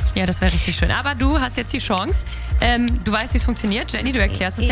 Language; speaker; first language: German; native; German